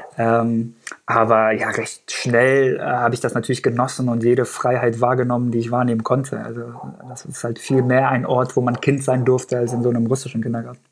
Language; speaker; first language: German; early bilingual, other home language; Persian